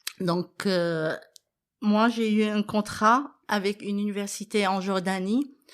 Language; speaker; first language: French; non-native, fluent; Arabic